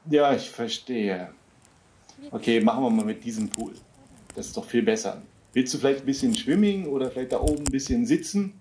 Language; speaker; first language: German; native; German